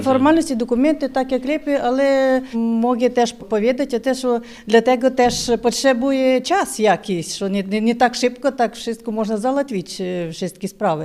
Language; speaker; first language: Polish; non-native, learner; Ukrainian